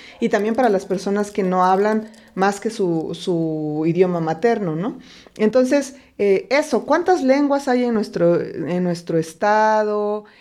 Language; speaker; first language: Spanish; native; Spanish